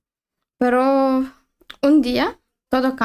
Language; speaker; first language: Spanish; non-native, learner; Ukrainian